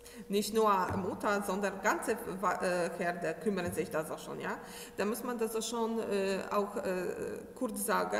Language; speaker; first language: German; non-native, learner; Polish